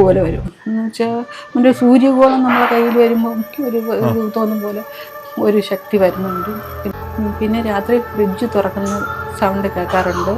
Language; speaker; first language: Malayalam; native; Malayalam